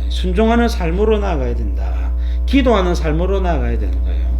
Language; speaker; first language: Korean; native; Korean